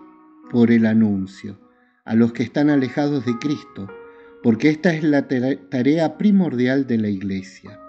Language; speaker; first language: Spanish; native; Spanish